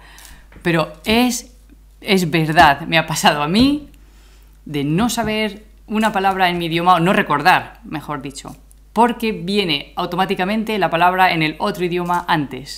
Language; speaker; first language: Spanish; native; Spanish